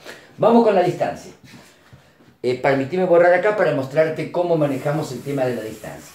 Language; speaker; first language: Spanish; native; Spanish